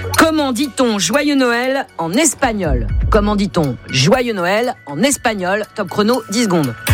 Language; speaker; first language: French; native; French